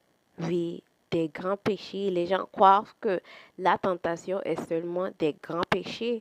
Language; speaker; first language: French; non-native, fluent; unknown